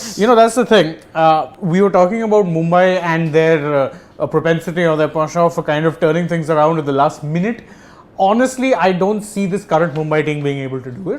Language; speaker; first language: English; non-native, local second language; Hindi